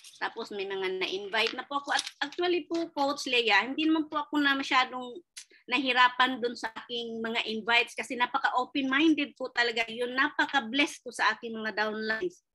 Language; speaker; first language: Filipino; non-native, local second language; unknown